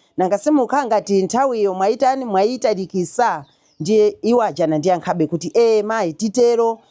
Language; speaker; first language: Nyanja; native; Nyanja